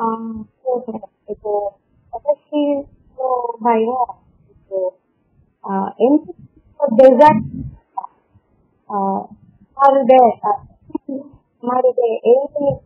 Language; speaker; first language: Japanese; non-native, learner; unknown